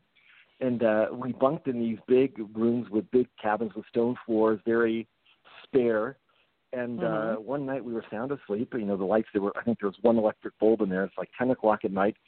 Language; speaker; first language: English; early bilingual, other home language; Japanese